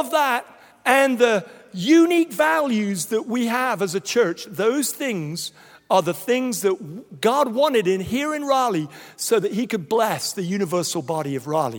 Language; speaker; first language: English; native; English